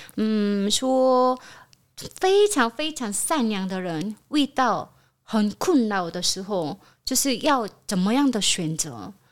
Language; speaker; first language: Chinese; non-native, fluent; Korean